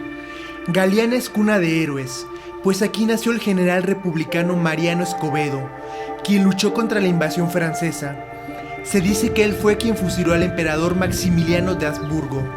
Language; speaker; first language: Spanish; native; Spanish